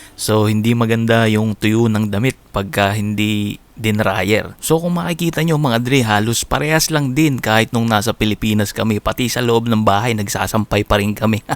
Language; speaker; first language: Filipino; native; Filipino